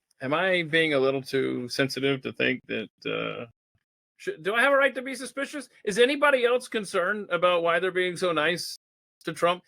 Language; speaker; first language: English; native; English